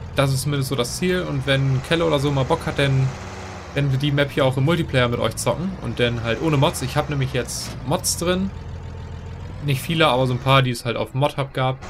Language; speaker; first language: German; native; German